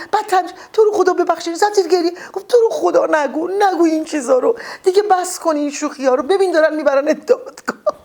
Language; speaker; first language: Persian; native; Persian